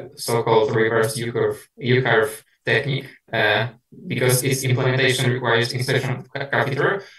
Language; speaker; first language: English; non-native, fluent; Polish